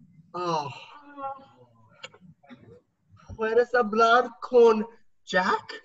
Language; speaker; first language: Spanish; non-native, learner; English